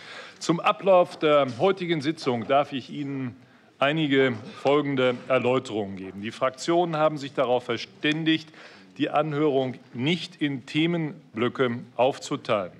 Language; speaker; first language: German; native; German